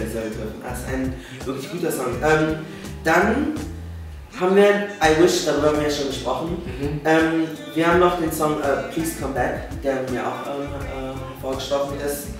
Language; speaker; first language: German; native; German